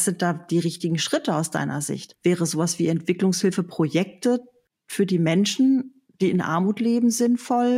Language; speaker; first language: German; native; German